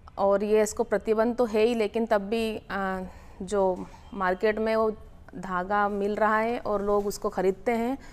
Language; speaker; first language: Hindi; native; Hindi